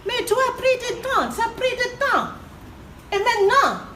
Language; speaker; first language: French; non-native, learner; English